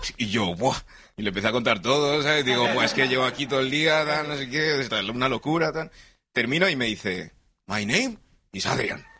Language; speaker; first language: Spanish; early bilingual, other home language; English